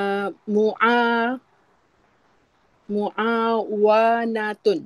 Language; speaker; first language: Arabic; non-native, learner; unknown